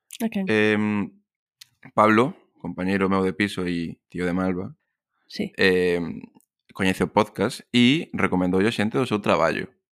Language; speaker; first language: Galician; non-native, local second language; Spanish